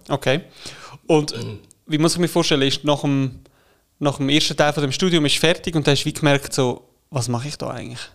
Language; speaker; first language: German; native; German